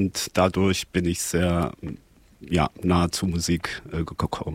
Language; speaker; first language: German; non-native, fluent; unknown